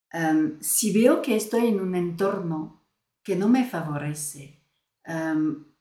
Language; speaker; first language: Spanish; non-native, fluent; French